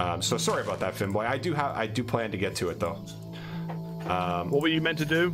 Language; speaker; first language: English; native; English